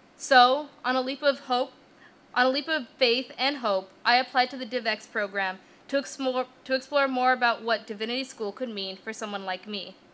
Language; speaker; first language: English; native; English